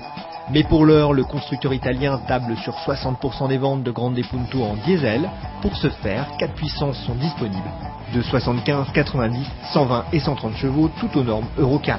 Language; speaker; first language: French; native; French